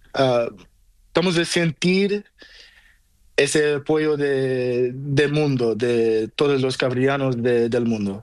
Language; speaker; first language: Spanish; non-native, learner; Portuguese